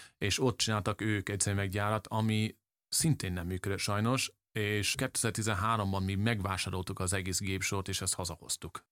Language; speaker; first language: Hungarian; early bilingual, heritage; English